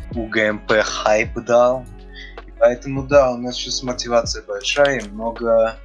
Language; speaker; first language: Russian; early bilingual, heritage; Russian